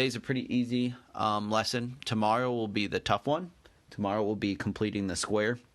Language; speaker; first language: English; native; English